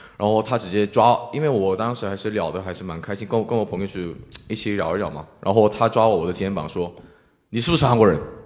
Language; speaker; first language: Chinese; non-native, fluent; Korean